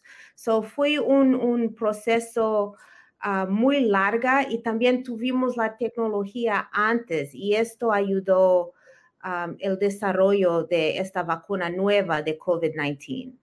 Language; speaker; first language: Spanish; early bilingual, heritage; Spanish